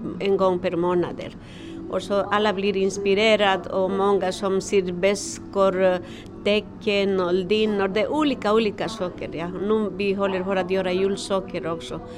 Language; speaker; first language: Swedish; non-native, learner; Spanish